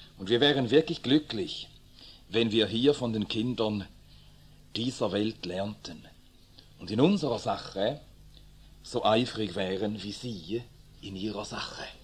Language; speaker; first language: German; early bilingual, other home language; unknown